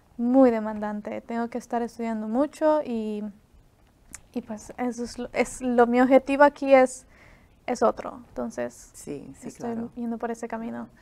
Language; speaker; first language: Spanish; native; Spanish